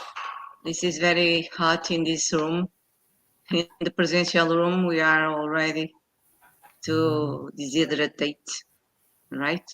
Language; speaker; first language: English; non-native, fluent; Portuguese